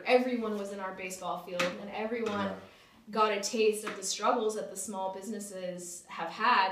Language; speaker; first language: English; native; English